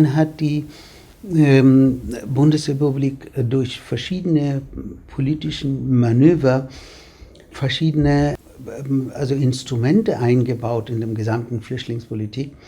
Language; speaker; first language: German; non-native, fluent; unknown